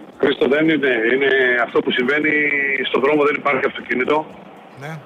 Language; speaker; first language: Greek; native; Greek